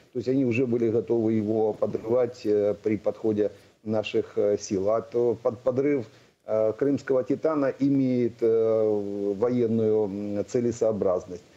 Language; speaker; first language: Russian; native; Russian